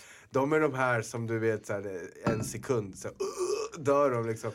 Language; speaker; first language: Swedish; native; Swedish